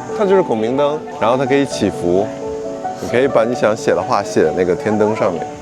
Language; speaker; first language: Chinese; native; Chinese